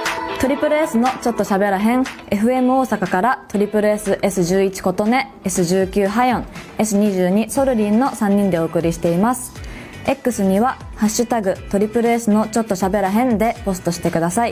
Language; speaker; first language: Japanese; native; Japanese